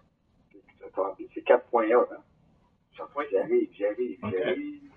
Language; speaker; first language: French; native; French